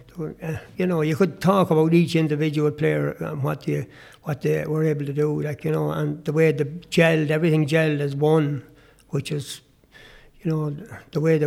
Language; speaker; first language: English; native; English